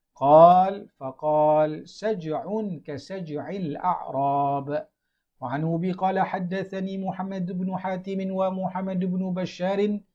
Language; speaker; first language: Arabic; non-native, fluent; Malay